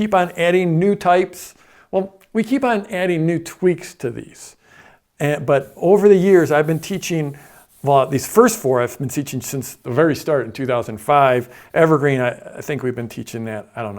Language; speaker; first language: English; native; English